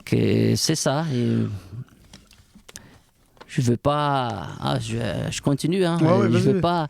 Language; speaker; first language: French; non-native, fluent; Portuguese